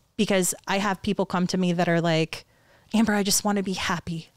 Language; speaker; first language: English; native; English